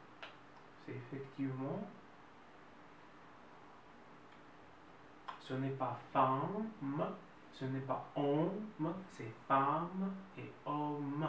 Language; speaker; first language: French; non-native, fluent; Russian